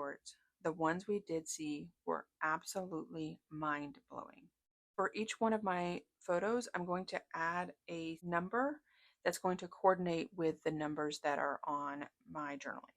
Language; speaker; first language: English; native; English